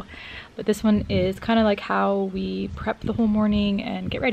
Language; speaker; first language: English; native; English